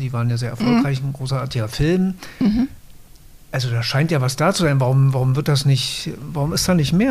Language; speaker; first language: German; native; German